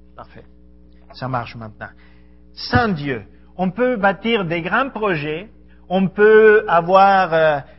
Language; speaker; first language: French; non-native, fluent; Spanish